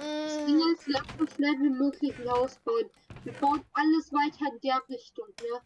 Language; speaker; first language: German; native; German